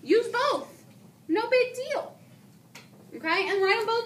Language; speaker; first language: English; native; English